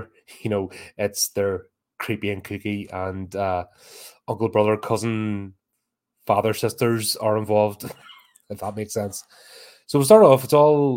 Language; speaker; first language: English; native; English